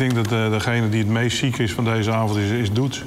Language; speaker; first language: Dutch; native; Dutch